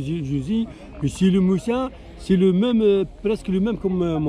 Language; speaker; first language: French; non-native, learner; Arabic